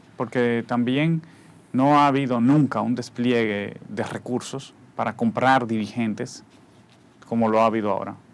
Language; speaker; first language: Spanish; native; Spanish